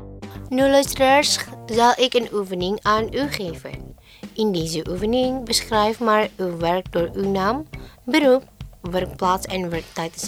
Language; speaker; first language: Dutch; non-native, learner; Indonesian